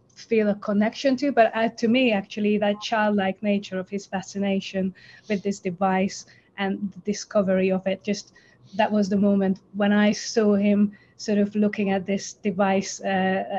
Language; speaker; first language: English; non-native, fluent; Hungarian